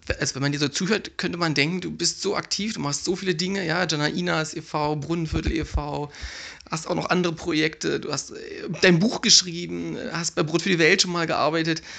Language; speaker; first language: German; native; German